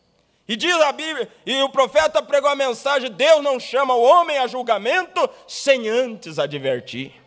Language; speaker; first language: Portuguese; native; Portuguese